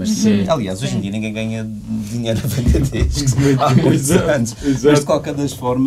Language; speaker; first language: Portuguese; native; Portuguese